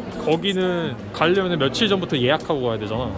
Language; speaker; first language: Korean; native; Korean